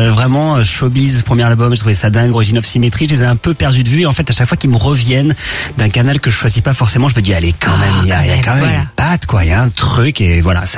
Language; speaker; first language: French; native; French